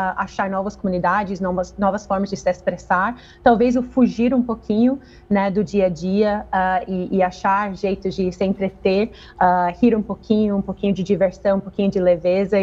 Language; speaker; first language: Portuguese; non-native, fluent; English